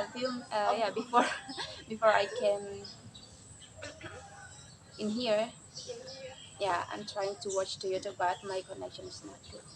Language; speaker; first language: English; non-native, learner; Indonesian